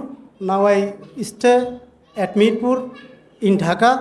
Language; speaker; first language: English; non-native, learner; Bangla